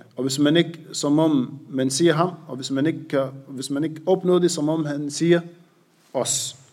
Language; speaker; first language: Danish; non-native, fluent; Arabic